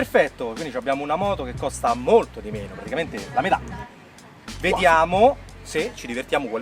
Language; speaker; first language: Italian; native; Italian